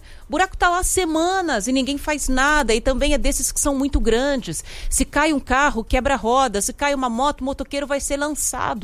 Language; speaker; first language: Portuguese; native; Portuguese